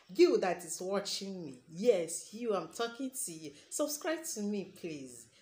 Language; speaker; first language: English; non-native, local second language; Igbo